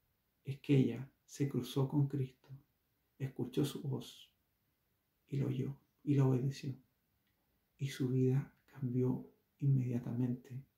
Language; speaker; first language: Spanish; native; Spanish